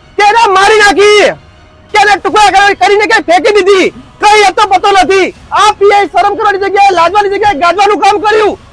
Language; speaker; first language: Gujarati; native; Gujarati